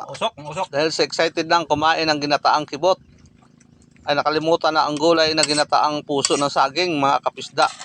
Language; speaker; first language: Filipino; non-native, local second language; Cebuano